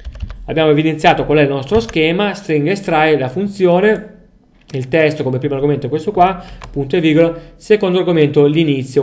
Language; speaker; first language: Italian; native; Italian